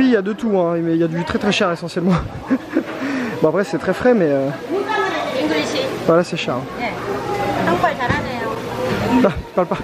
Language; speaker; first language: French; native; French